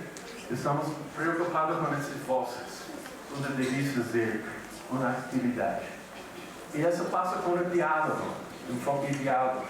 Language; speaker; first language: Portuguese; non-native, fluent; English